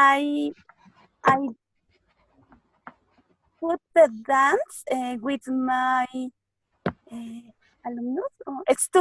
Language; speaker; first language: English; non-native, learner; Spanish